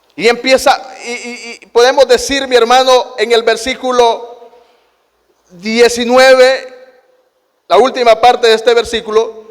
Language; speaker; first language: Spanish; native; Spanish